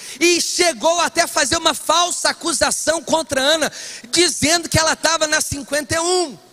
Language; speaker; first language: Portuguese; native; Portuguese